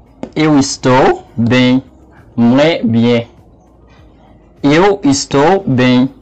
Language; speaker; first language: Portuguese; non-native, learner; Haitian Creole